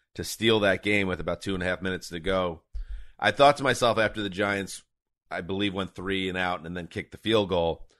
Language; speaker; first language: English; native; English